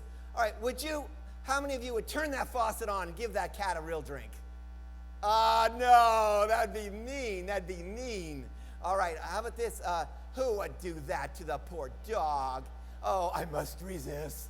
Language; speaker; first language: English; native; English